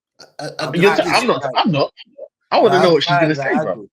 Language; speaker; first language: English; native; English